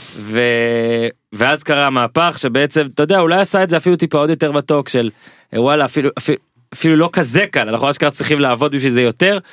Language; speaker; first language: Hebrew; native; Hebrew